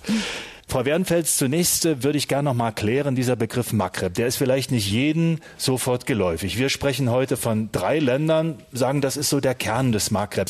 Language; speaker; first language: German; native; German